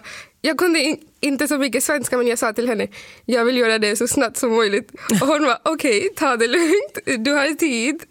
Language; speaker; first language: Swedish; non-native, fluent; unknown